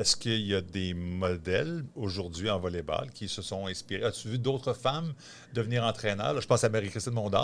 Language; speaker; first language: French; native; French